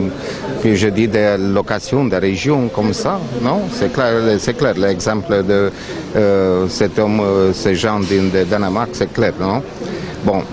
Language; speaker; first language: French; non-native, fluent; Romanian